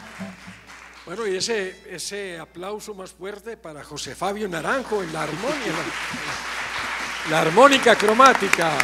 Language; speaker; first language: Spanish; native; Spanish